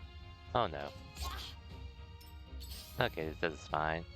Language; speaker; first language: English; native; English